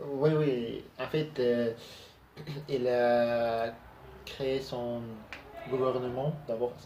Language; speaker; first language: French; non-native, learner; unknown